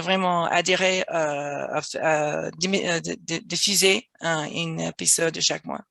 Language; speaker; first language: French; non-native, fluent; English